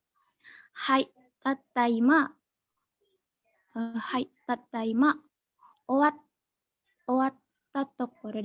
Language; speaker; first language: Japanese; non-native, learner; Indonesian